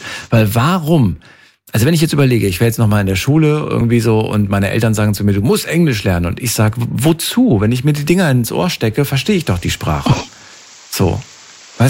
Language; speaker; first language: German; native; German